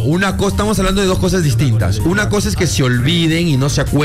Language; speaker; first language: Spanish; native; Spanish